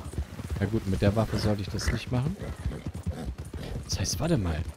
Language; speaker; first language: German; native; German